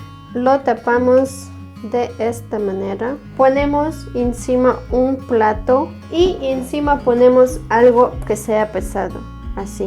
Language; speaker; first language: Spanish; non-native, fluent; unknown